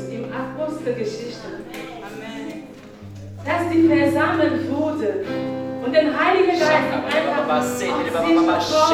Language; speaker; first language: German; non-native, learner; French